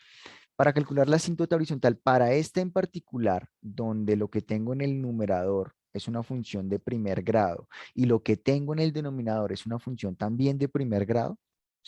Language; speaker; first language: Spanish; native; Spanish